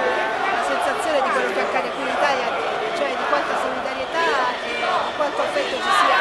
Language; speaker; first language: Italian; native; Italian